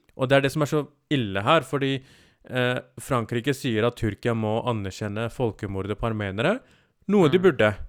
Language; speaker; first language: Norwegian; early bilingual, other home language; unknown